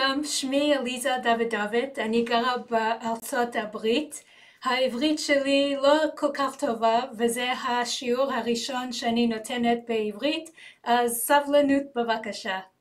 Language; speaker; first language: Hebrew; non-native, learner; English